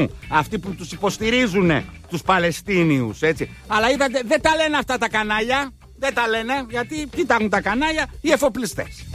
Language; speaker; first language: Greek; native; Greek